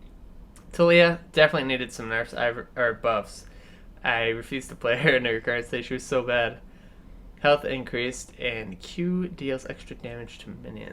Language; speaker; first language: English; native; English